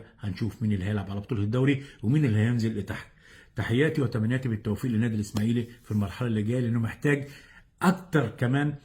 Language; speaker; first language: Arabic; native; Arabic